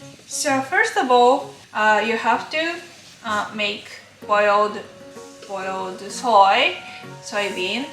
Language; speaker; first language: English; non-native, learner; Japanese